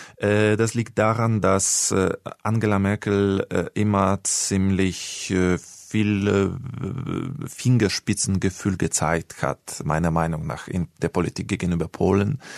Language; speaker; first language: German; non-native, fluent; Polish